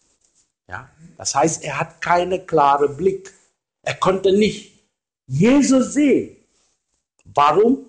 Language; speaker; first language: German; non-native, fluent; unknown